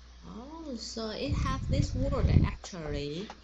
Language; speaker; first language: English; non-native, learner; Chinese